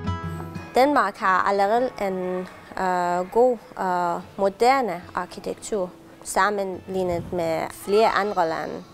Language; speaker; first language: Danish; non-native, fluent; Persian